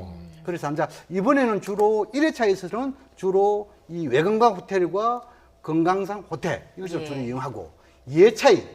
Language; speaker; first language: Korean; native; Korean